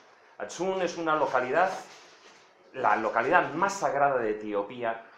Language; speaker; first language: Spanish; native; Spanish